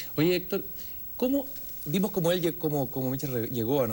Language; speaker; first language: Spanish; native; Spanish